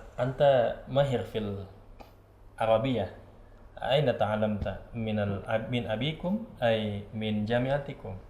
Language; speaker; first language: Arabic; non-native, learner; Indonesian